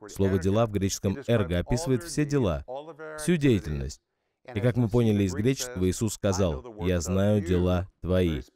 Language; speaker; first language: Russian; non-native, fluent; English